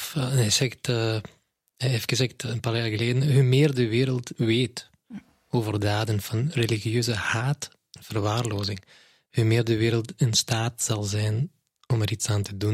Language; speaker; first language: Dutch; non-native, fluent; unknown